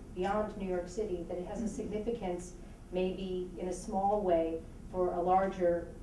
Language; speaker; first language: English; native; English